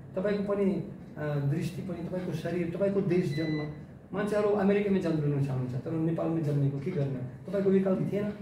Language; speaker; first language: Nepali; non-native, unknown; Russian